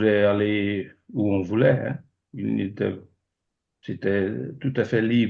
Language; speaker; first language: French; non-native, fluent; Dutch